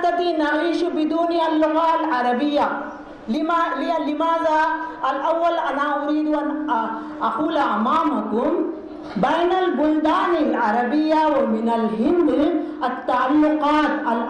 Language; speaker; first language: Arabic; non-native, learner; Urdu